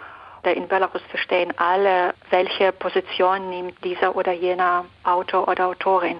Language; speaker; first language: German; non-native, fluent; Belarusian